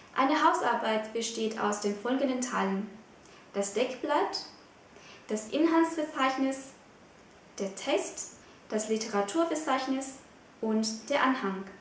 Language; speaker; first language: German; non-native, fluent; Vietnamese